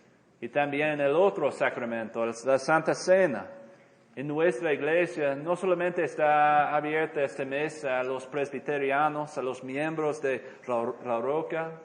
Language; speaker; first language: Spanish; non-native, fluent; English